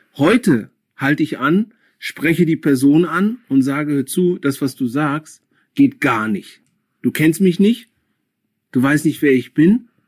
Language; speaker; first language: German; early bilingual, other home language; Akan